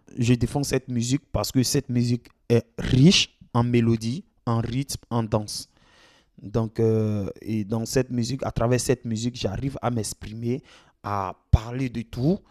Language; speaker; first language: French; non-native, local second language; Dyula